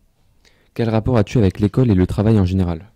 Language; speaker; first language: French; native; French